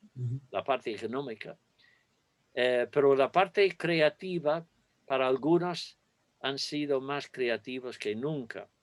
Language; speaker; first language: Spanish; non-native, fluent; English